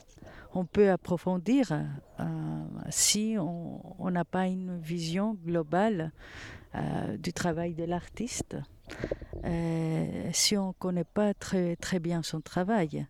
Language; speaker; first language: French; non-native, fluent; Greek